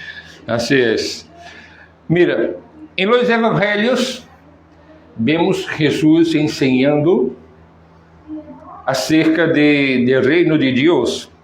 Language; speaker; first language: Spanish; non-native, fluent; Portuguese